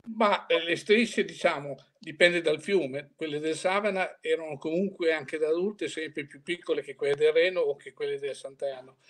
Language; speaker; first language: Italian; native; Italian